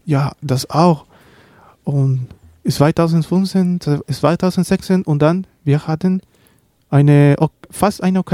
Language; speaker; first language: German; non-native, learner; Spanish